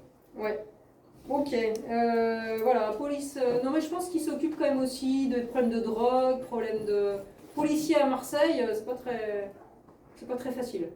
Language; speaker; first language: French; native; French